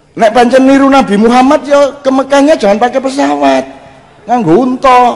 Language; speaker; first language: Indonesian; non-native, local second language; Javanese